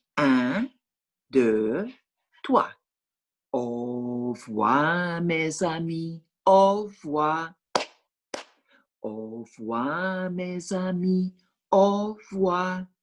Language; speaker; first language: French; non-native, fluent; English